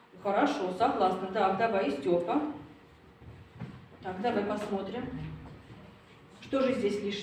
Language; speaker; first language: Russian; native; Russian